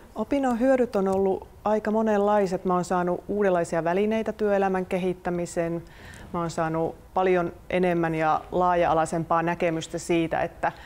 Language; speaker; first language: Finnish; native; Finnish